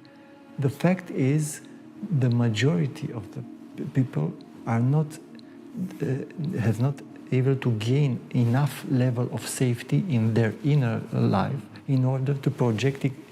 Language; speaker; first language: English; non-native, fluent; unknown